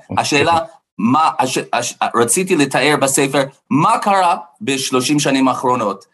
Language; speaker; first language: Hebrew; non-native, fluent; English